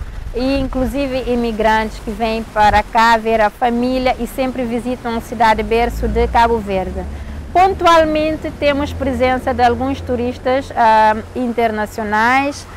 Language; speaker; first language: Portuguese; non-native, local second language; Kabuverdianu